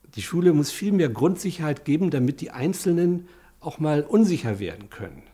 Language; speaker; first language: German; native; German